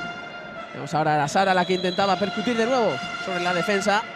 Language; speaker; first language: Spanish; native; Spanish